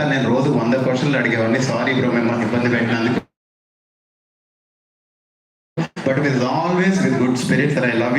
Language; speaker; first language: Telugu; native; Telugu